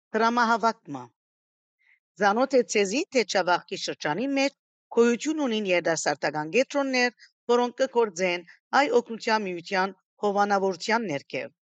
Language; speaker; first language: Armenian; early bilingual, heritage; Armenian